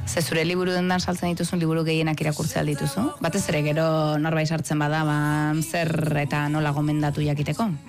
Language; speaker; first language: Basque; native; Basque